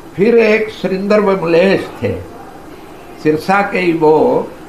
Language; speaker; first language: Hindi; non-native, local second language; Punjabi